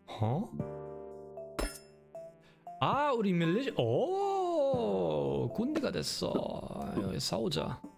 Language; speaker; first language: Korean; non-native, learner; German